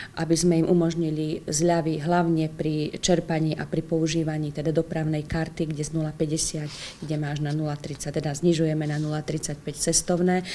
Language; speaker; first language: Slovak; native; Slovak